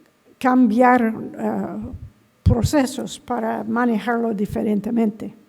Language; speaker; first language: Spanish; non-native, fluent; English